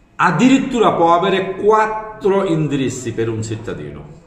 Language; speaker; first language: Italian; non-native, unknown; Bangla